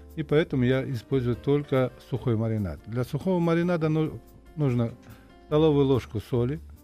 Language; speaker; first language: Russian; non-native, local second language; Uzbek